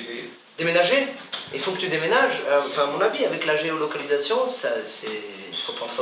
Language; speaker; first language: French; native; French